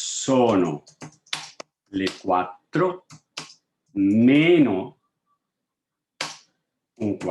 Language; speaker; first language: Italian; non-native, fluent; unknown